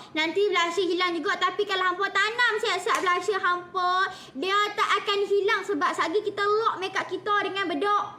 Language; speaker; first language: Malay; native; Malay